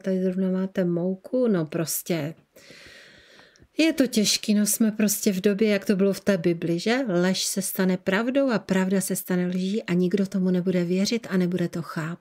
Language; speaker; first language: Czech; native; Czech